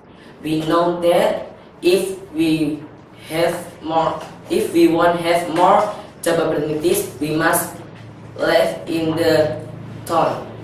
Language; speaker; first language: English; non-native, learner; Indonesian